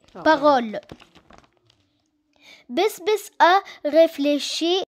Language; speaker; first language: French; non-native, learner; Arabic